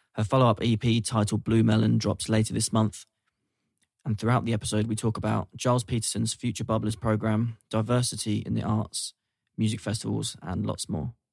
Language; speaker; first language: English; native; English